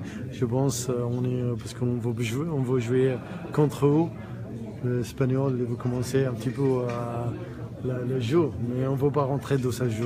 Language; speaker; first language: French; non-native, learner; Arabic